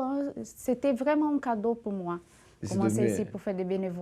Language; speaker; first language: French; non-native, fluent; Portuguese